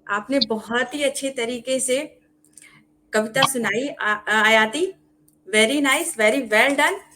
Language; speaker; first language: Hindi; native; Hindi